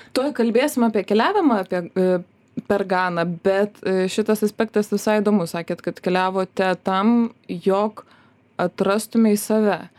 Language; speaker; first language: Lithuanian; native; Lithuanian